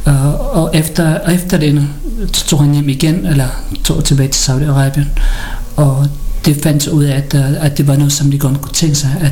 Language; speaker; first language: Danish; early bilingual, other home language; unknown